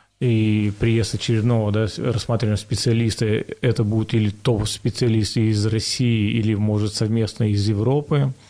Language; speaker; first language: Russian; native; Russian